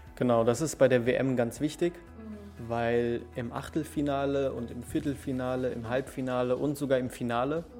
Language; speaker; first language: German; early bilingual, other home language; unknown